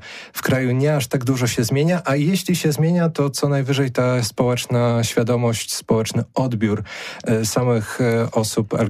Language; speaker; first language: Polish; native; Polish